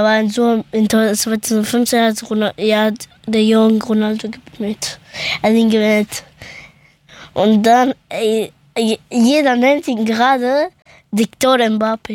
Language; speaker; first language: German; early bilingual, other home language; Persian